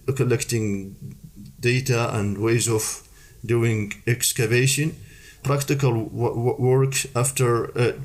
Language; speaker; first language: English; non-native, fluent; Arabic